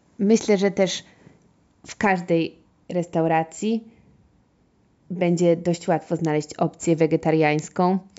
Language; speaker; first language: Polish; native; Polish